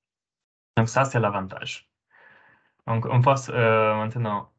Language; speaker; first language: French; non-native, fluent; Romanian